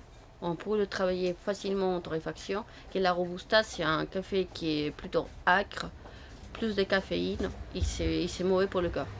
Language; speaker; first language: French; non-native, fluent; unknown